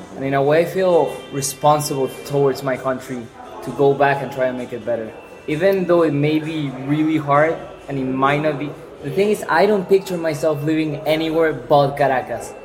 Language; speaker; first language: English; non-native, fluent; Spanish